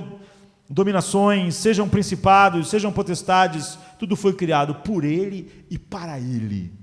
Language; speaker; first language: Portuguese; native; Portuguese